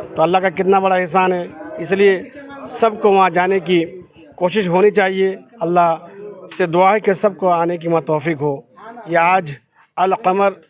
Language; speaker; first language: Urdu; native; Urdu